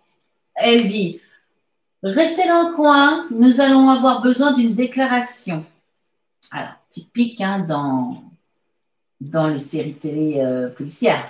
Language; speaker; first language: French; native; French